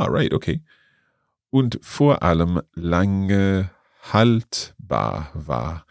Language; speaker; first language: German; non-native, learner; English